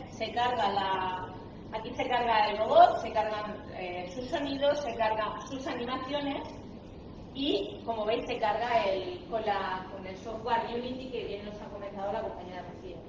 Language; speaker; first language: Spanish; native; Spanish